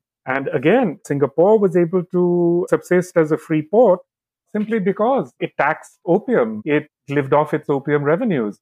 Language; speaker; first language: English; non-native, local second language; Bangla